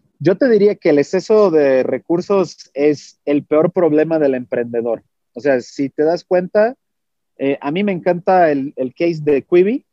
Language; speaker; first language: Spanish; non-native, fluent; Portuguese